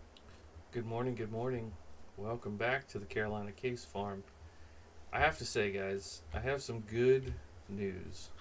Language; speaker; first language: English; native; English